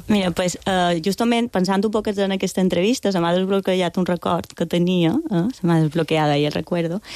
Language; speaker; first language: Catalan; non-native, local second language; Spanish